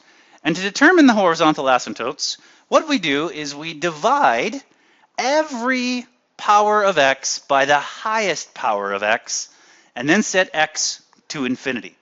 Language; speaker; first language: English; native; English